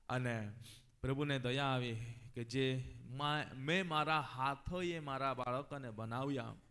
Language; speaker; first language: Gujarati; non-native, local second language; Gamit